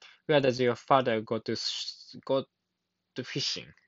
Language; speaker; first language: English; non-native, learner; Japanese